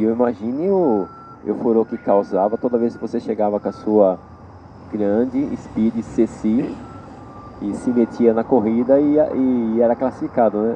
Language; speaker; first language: Portuguese; native; Portuguese